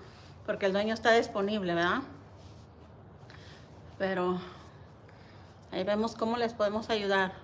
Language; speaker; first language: Spanish; early bilingual, heritage; Spanish